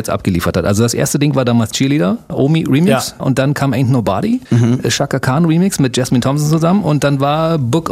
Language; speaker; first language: German; native; German